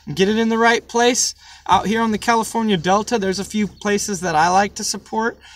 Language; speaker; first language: English; native; English